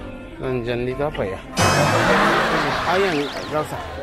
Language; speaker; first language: Indonesian; non-native, fluent; Japanese